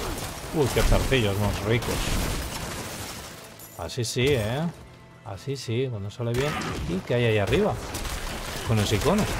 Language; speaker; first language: Spanish; native; Spanish